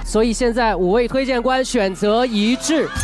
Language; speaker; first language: Chinese; native; Chinese